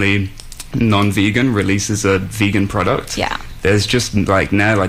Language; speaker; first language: English; native; English